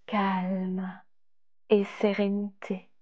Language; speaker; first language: French; native; French